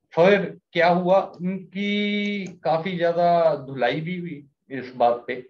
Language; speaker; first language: Hindi; non-native, local second language; Punjabi